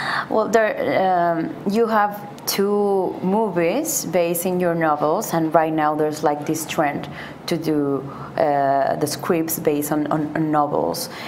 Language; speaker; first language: English; non-native, fluent; Spanish